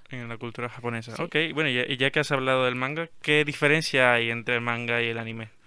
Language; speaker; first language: Spanish; native; Spanish